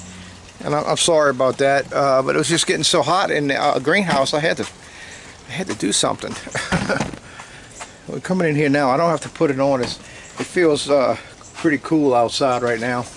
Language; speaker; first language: English; native; English